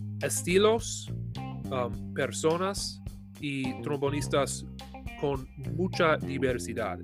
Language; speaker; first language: Spanish; non-native, learner; English